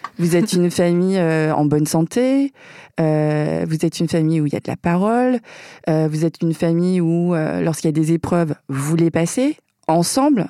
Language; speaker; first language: French; early bilingual, other home language; Vietnamese